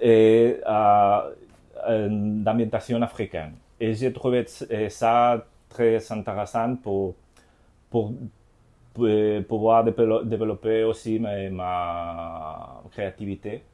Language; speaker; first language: French; non-native, learner; Spanish